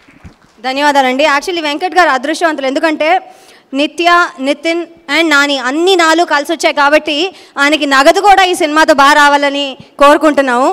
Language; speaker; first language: Telugu; native; Telugu